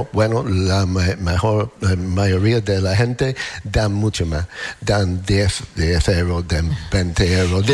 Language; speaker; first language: Spanish; non-native, learner; English